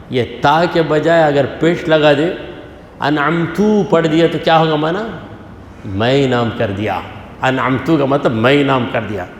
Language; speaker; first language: Urdu; native; Urdu